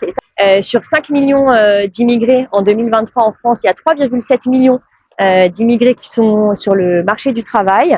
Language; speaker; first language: French; native; French